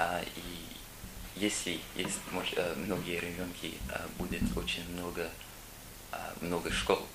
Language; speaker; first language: Russian; non-native, learner; English